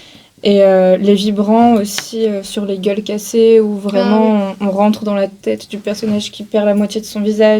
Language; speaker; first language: French; native; French